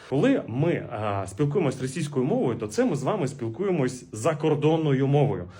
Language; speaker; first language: Ukrainian; non-native, local second language; Russian